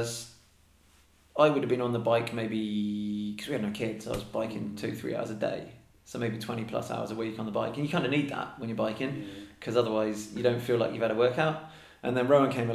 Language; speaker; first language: English; native; English